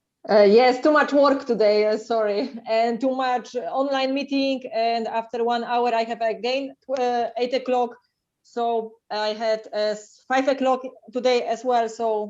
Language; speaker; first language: English; non-native, learner; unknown